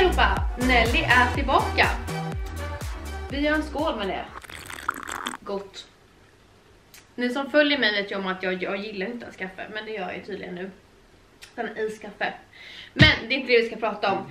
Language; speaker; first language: Swedish; native; Swedish